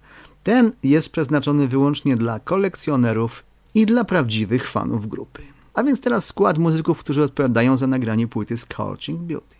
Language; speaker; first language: Polish; native; Polish